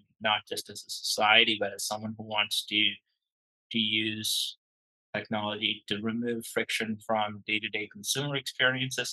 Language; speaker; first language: English; non-native, local second language; Malayalam